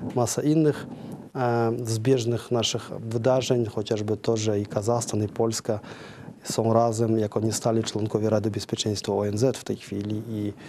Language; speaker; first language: Polish; non-native, fluent; Kazakh